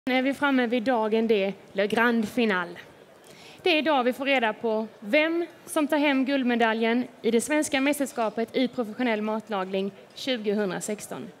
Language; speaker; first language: Swedish; native; Swedish